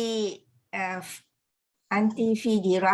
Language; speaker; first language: Arabic; non-native, learner; Malay